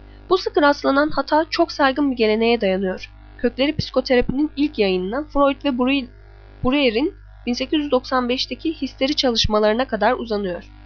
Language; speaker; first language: Turkish; native; Turkish